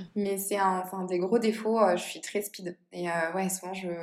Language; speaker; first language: French; native; French